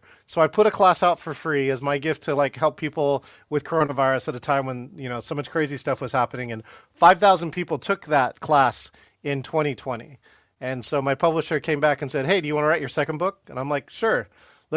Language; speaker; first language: English; native; English